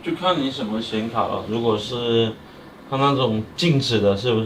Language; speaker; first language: Chinese; native; Chinese